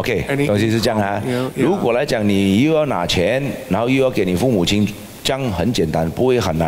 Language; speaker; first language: Chinese; native; Chinese